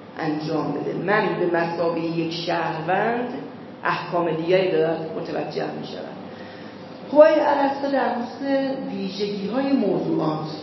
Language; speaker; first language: Persian; native; Persian